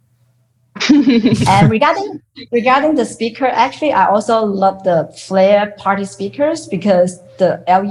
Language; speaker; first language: English; non-native, fluent; Chinese